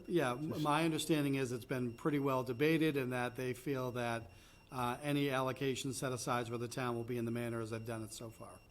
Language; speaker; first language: English; native; English